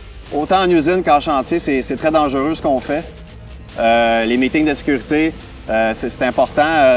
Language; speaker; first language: French; native; French